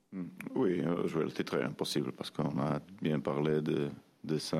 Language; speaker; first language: French; non-native, fluent; Portuguese